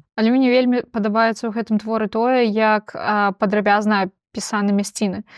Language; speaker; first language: Belarusian; non-native, local second language; Russian